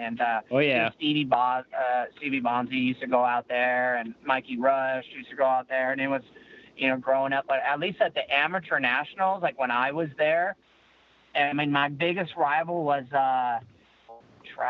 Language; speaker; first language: English; native; English